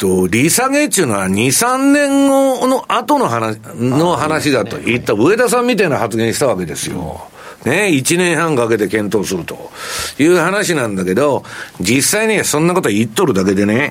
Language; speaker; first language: Japanese; native; Japanese